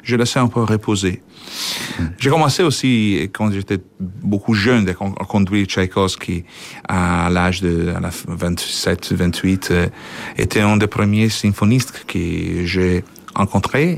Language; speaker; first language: French; non-native, fluent; Italian